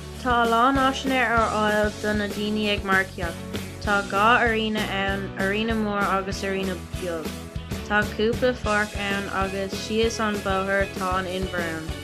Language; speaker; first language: Irish; non-native, local second language; English